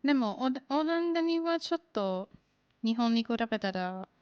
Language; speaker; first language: Japanese; non-native, learner; English